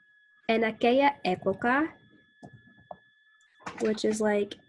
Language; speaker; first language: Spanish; non-native, fluent; English